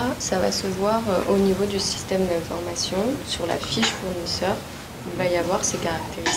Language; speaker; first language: French; native; French